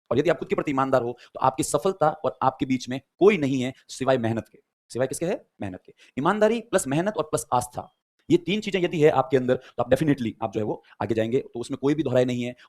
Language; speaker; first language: Hindi; native; Hindi